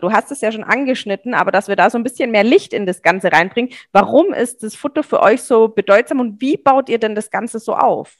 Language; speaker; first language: German; native; German